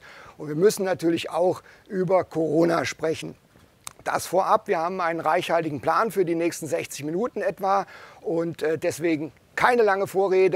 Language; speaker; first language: German; native; German